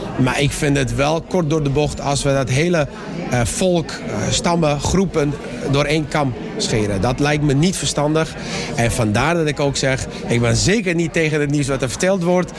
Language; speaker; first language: Dutch; early bilingual, other home language; Persian